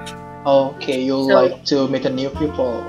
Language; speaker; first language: English; non-native, learner; Indonesian